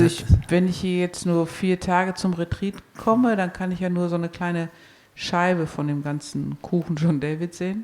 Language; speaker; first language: German; native; German